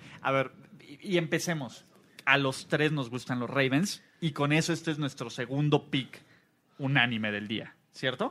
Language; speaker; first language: Spanish; native; Spanish